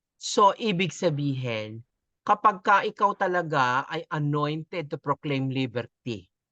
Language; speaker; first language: Filipino; native; Filipino